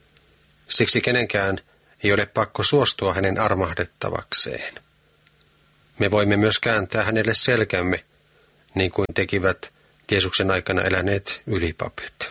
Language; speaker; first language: Finnish; native; Finnish